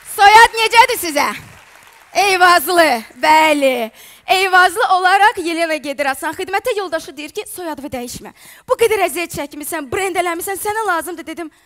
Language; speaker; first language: Azerbaijani; non-native, fluent; Ukrainian